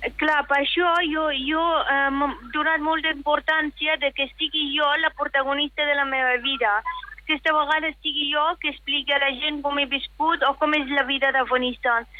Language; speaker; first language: Catalan; non-native, fluent; Persian